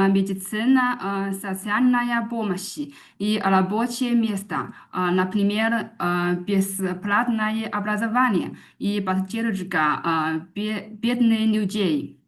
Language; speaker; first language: Russian; non-native, learner; Chinese